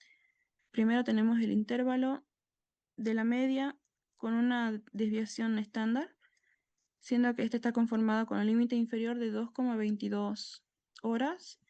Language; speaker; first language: Spanish; native; Spanish